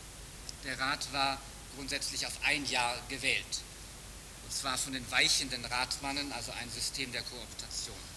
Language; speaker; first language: German; native; German